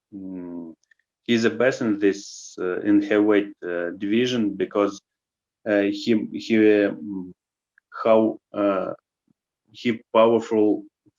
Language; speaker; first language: English; non-native, learner; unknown